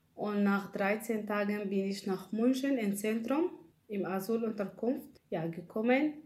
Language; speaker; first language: German; non-native, learner; Arabic